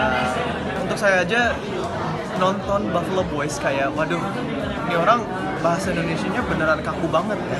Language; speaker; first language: Indonesian; early bilingual, heritage; English